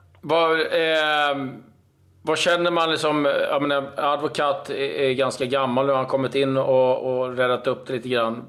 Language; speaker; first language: Swedish; native; Swedish